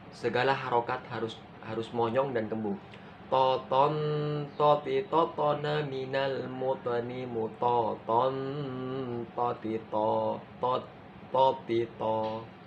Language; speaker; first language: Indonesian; non-native, local second language; Madurese